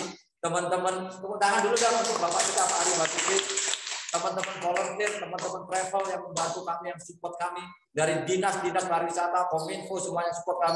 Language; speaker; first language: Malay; non-native, local second language; Javanese